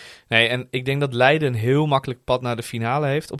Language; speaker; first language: Dutch; native; Dutch